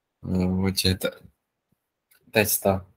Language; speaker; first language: Chinese; non-native, learner; Vietnamese